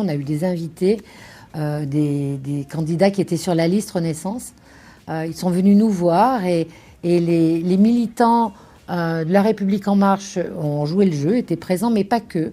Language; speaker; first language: French; native; French